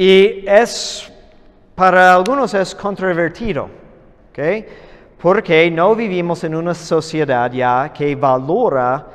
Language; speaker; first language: Spanish; non-native, fluent; English